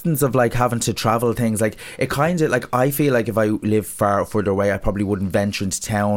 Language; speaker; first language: English; native; English